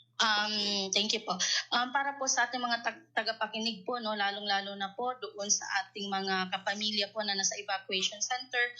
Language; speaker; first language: Filipino; non-native, local second language; Maguindanaon